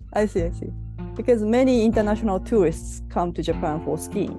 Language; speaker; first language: English; non-native, learner; Japanese